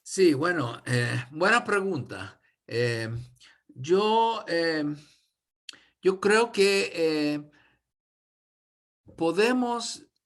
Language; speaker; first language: Spanish; non-native, fluent; English